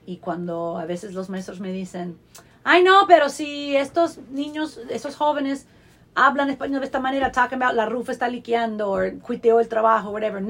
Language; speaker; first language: Spanish; non-native, fluent; English